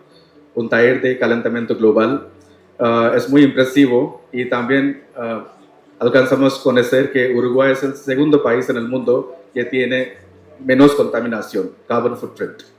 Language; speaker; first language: Spanish; non-native, learner; Tamil